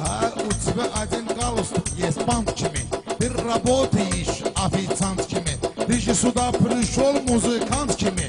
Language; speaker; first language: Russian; non-native, learner; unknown